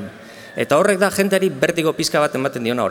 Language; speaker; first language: Basque; native; Basque